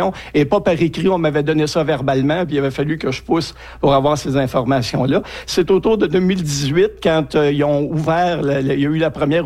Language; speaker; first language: French; native; French